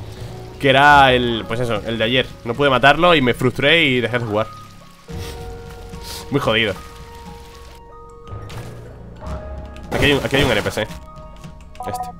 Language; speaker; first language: Spanish; native; Spanish